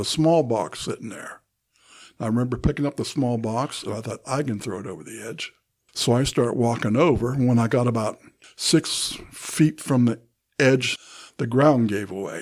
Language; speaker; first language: English; native; English